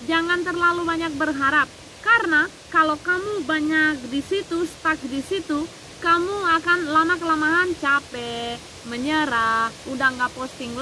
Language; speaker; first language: Indonesian; non-native, fluent; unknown